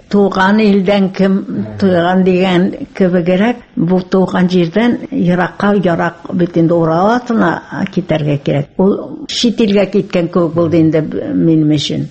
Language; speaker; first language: Tatar; native; Tatar